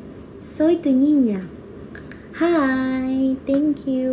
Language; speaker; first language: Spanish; non-native, learner; Indonesian